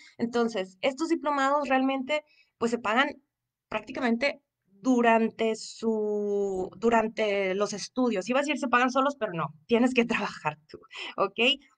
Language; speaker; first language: Spanish; native; Spanish